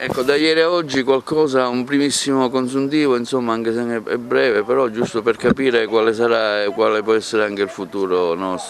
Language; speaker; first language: Italian; native; Italian